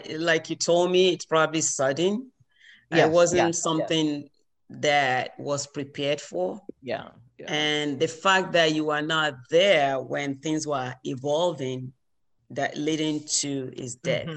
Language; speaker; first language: English; non-native, local second language; Yoruba